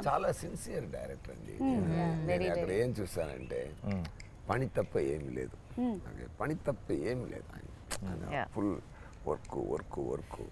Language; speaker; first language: Telugu; non-native, fluent; Tamil